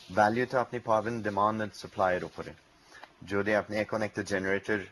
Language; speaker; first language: Bangla; non-native, learner; English